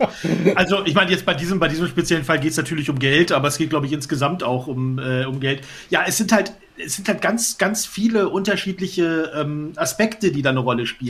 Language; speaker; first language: German; native; German